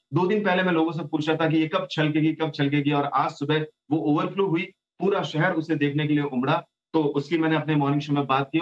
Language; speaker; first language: Hindi; native; Hindi